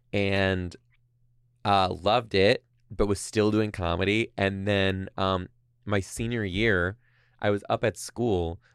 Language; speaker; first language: English; native; English